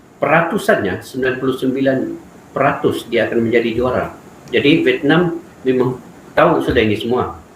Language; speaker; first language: Malay; native; Malay